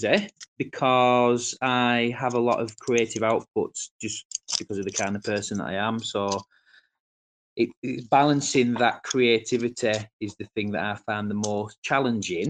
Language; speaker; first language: English; native; English